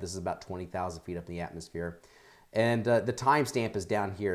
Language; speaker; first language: English; native; English